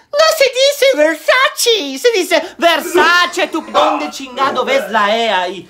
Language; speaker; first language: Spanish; non-native, fluent; Italian